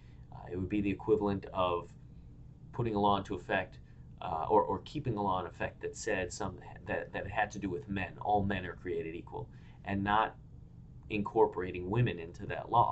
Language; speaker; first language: English; native; English